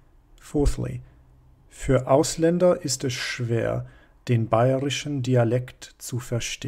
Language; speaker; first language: German; non-native, fluent; English